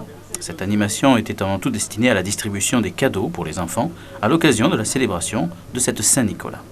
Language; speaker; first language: French; native; French